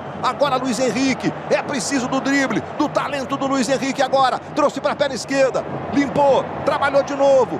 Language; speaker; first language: Portuguese; native; Portuguese